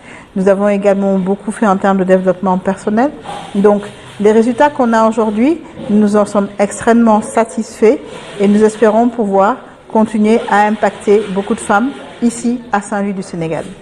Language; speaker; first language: French; non-native, local second language; Wolof